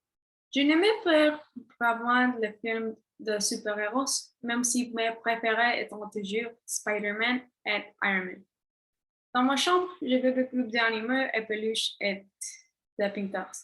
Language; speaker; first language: French; non-native, learner; Spanish